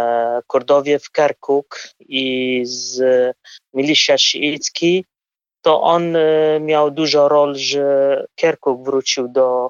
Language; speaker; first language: Polish; non-native, fluent; Kurdish